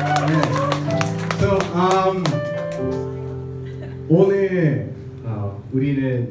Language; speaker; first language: Korean; non-native, fluent; English